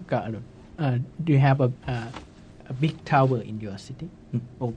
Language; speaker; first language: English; non-native, fluent; Thai